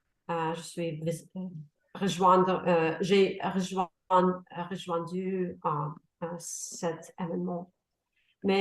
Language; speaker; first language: French; non-native, learner; Russian